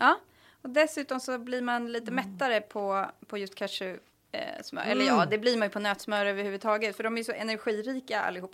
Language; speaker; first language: Swedish; native; Swedish